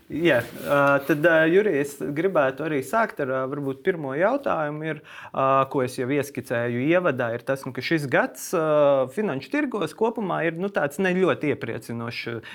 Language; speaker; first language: Latvian; native; Latvian